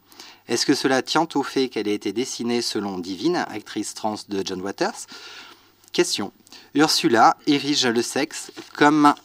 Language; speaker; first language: French; native; French